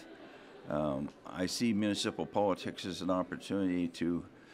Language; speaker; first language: English; native; English